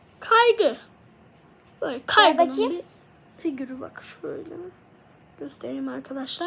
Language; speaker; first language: Turkish; native; Turkish